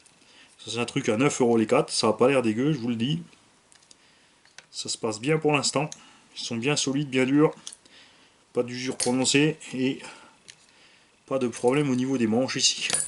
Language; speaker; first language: French; native; French